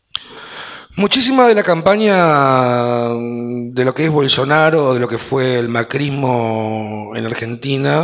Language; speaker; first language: Spanish; native; Spanish